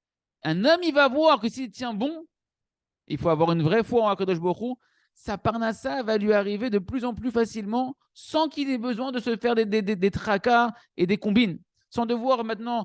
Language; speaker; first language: French; native; French